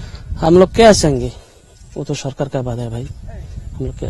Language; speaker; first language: Hindi; non-native, local second language; Bangla